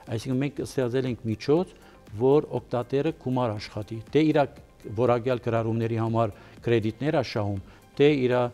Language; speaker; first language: Armenian; early bilingual, heritage; Armenian